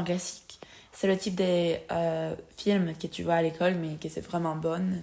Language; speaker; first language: French; non-native, fluent; Spanish